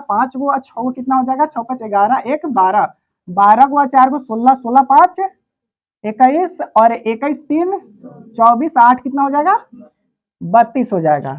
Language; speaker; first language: Hindi; native; Hindi